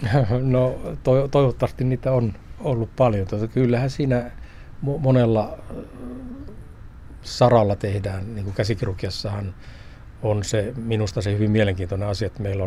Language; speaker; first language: Finnish; native; Finnish